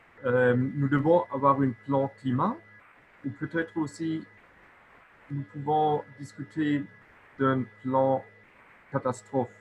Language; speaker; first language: French; non-native, local second language; German